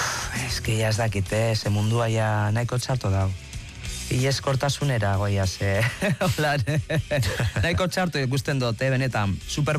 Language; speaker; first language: Basque; native; Basque